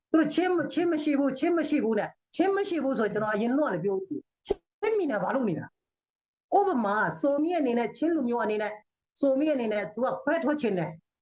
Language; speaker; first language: Burmese; non-native, local second language; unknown